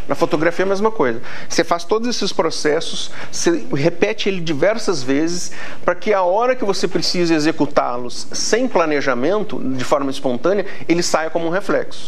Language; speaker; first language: Portuguese; native; Portuguese